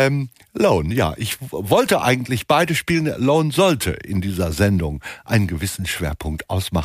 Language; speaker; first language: German; native; German